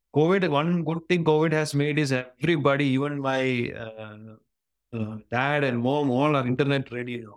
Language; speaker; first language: English; non-native, local second language; Malayalam